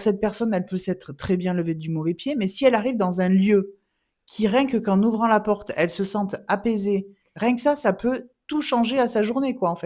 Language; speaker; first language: French; native; French